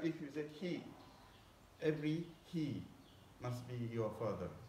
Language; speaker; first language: English; non-native, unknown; Japanese